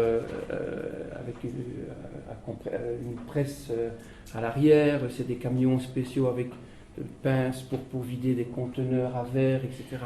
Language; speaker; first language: French; native; French